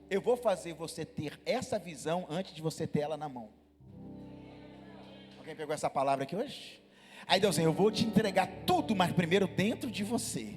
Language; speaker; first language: Portuguese; native; Portuguese